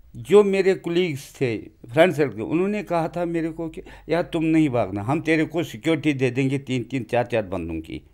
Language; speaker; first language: Hindi; non-native, local second language; Kashmiri